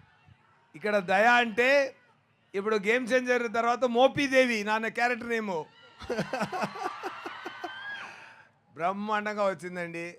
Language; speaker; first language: Telugu; non-native, fluent; Tamil